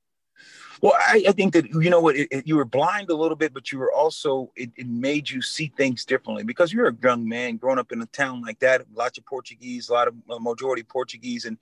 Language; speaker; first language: English; native; English